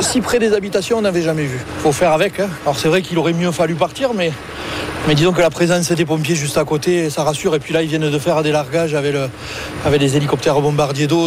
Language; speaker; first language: French; native; French